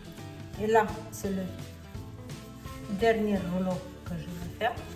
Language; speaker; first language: French; non-native, fluent; Romanian